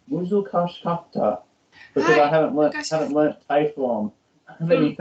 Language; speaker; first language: English; non-native, learner; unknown